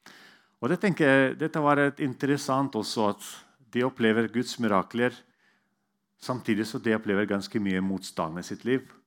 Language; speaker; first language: Norwegian; non-native, fluent; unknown